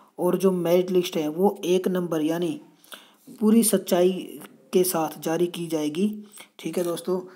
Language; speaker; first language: Hindi; non-native, local second language; Punjabi